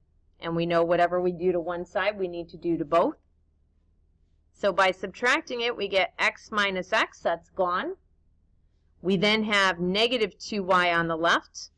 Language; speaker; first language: English; native; English